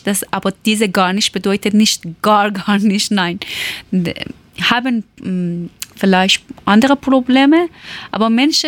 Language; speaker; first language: German; non-native, learner; Persian